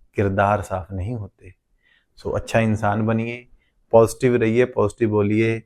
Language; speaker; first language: Hindi; non-native, local second language; Punjabi